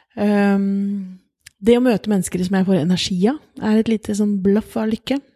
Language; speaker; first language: Norwegian; native; Norwegian